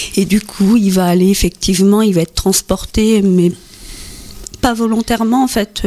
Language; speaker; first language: French; native; French